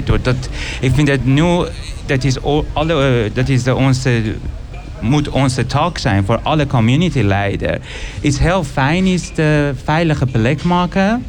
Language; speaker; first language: Dutch; non-native, learner; Persian